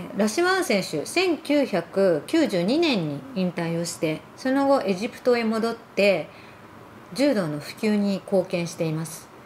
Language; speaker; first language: Japanese; early bilingual, other home language; Arabic